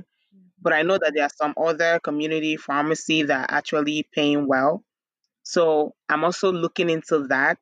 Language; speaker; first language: English; non-native, local second language; Igbo